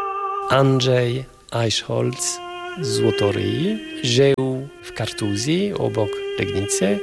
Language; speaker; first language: Polish; non-native, fluent; French